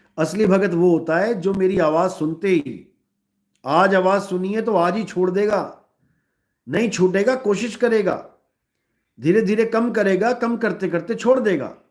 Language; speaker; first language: Hindi; native; Hindi